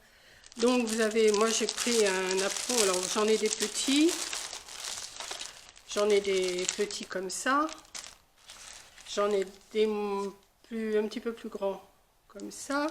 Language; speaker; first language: French; native; French